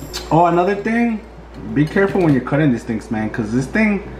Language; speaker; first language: English; early bilingual, other home language; Spanish